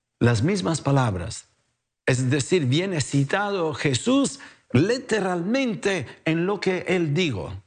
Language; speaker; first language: Spanish; non-native, fluent; Italian